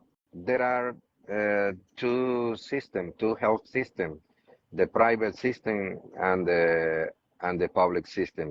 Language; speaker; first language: English; non-native, learner; Spanish